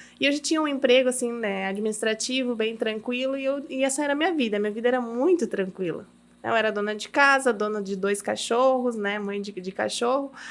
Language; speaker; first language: Portuguese; early bilingual, heritage; Portuguese